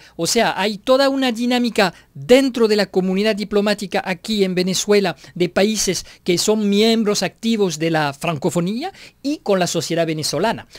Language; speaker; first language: Spanish; non-native, fluent; French